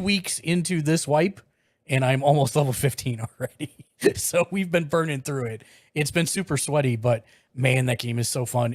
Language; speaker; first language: English; native; English